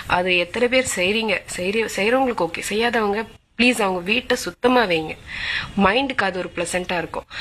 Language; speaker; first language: Tamil; non-native, local second language; Malayalam